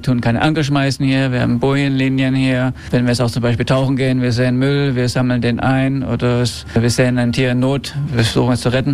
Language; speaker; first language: German; non-native, fluent; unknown